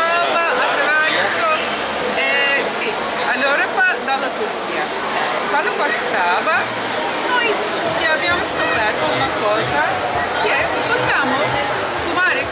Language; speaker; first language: Italian; non-native, learner; Turkish